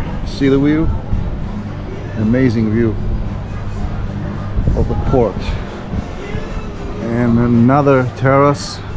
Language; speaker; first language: English; non-native, fluent; Turkish